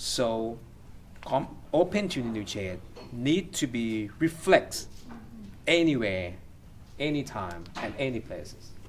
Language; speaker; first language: English; non-native, fluent; Thai